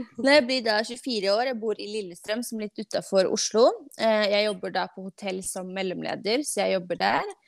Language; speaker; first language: Norwegian; non-native, fluent; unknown